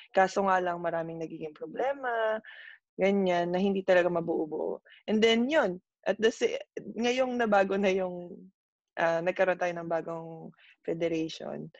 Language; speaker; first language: Filipino; native; Filipino